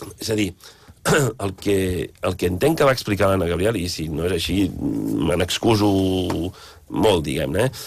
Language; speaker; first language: Catalan; native; Catalan